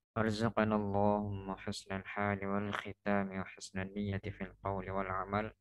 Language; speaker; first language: Arabic; non-native, fluent; Indonesian